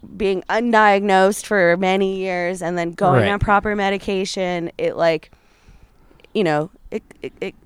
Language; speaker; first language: English; native; English